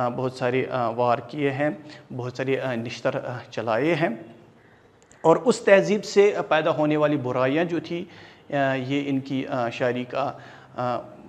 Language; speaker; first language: Urdu; non-native, local second language; Kashmiri